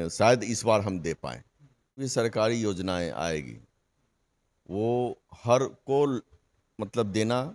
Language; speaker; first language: Hindi; native; Hindi